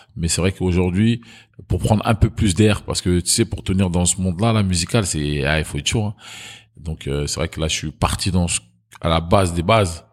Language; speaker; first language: French; early bilingual, other home language; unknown